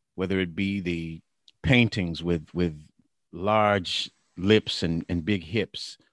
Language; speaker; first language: English; native; English